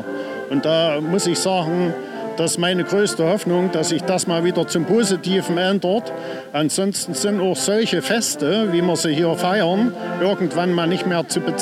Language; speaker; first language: German; native; German